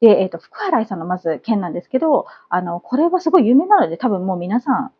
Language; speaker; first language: Japanese; native; Japanese